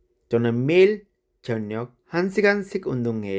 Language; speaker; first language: Korean; non-native, fluent; Sinhala